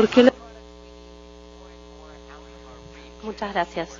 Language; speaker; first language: Spanish; native; Spanish